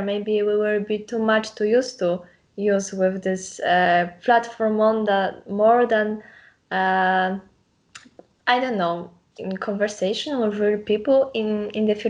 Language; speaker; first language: English; non-native, learner; Polish